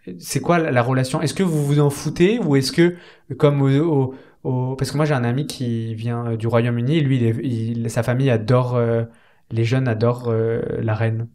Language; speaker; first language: French; native; French